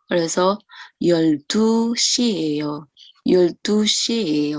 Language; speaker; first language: Korean; non-native, local second language; Filipino